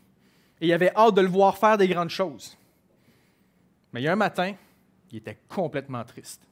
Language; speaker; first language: French; native; French